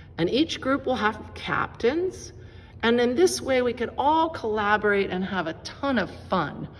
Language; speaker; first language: English; native; English